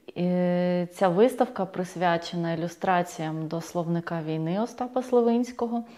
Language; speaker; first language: Ukrainian; native; Ukrainian